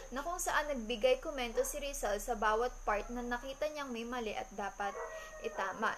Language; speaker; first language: Filipino; native; Filipino